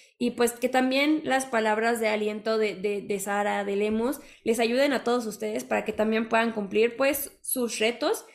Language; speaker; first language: Spanish; native; Spanish